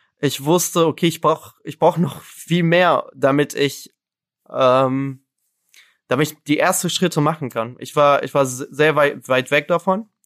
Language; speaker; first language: German; non-native, fluent; Arabic